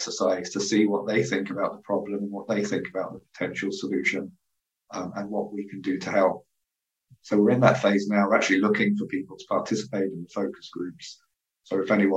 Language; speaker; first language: English; native; English